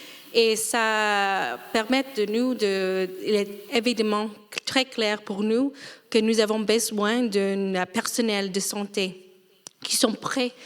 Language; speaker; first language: French; non-native, fluent; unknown